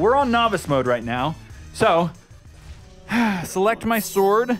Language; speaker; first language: English; native; English